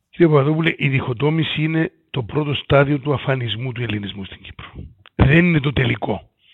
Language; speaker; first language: Greek; native; Greek